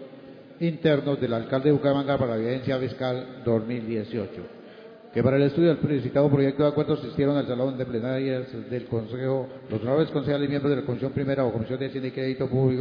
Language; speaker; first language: Spanish; native; Spanish